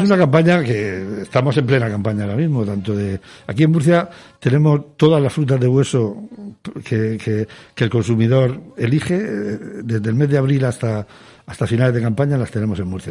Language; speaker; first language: Spanish; native; Spanish